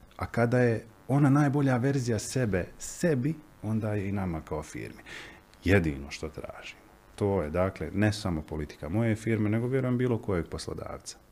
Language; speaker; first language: Croatian; native; Croatian